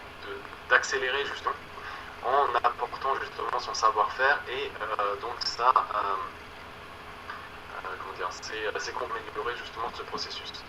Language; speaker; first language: French; native; French